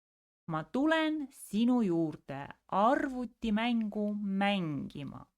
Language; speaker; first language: Estonian; non-native, local second language; Russian